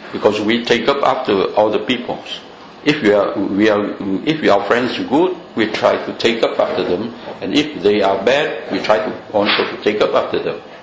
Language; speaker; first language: English; non-native, fluent; Vietnamese